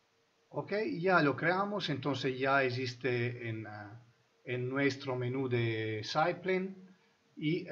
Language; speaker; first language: Spanish; non-native, fluent; Italian